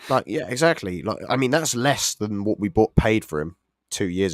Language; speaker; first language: English; native; English